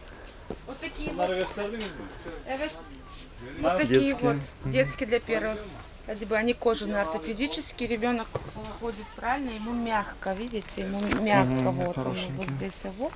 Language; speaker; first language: Russian; native; Russian